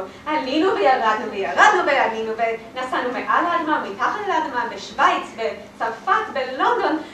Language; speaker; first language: Hebrew; non-native, learner; English